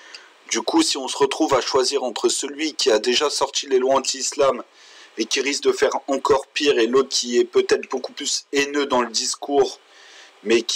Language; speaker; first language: French; native; French